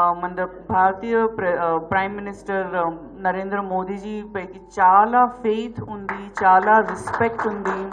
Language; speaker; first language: Telugu; non-native, learner; Gujarati